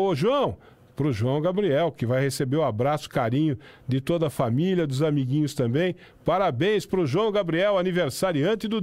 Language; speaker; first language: Portuguese; native; Portuguese